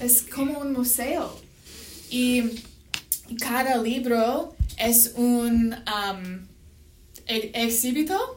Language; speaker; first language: Spanish; non-native, learner; English